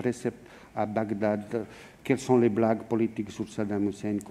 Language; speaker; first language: French; non-native, fluent; Bosnian